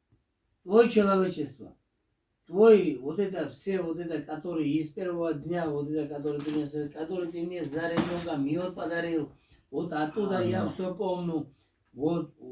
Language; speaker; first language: Russian; non-native, fluent; Georgian